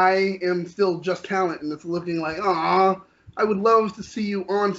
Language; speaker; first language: English; native; English